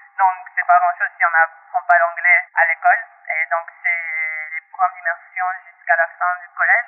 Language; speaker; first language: French; non-native, local second language; English